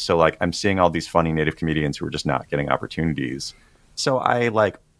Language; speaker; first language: English; native; English